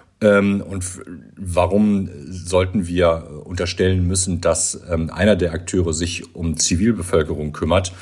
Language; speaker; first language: German; native; German